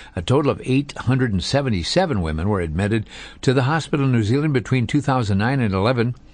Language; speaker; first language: English; native; English